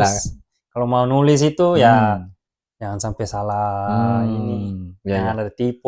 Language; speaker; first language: Indonesian; early bilingual, heritage; Japanese